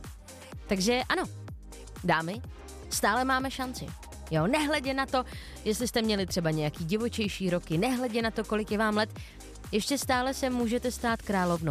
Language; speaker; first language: Czech; native; Czech